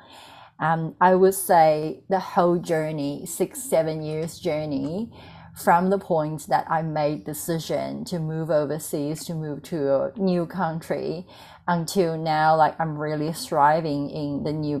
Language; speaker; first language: English; non-native, fluent; Chinese